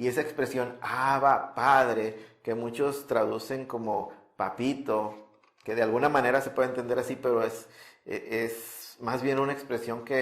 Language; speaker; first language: Spanish; native; Spanish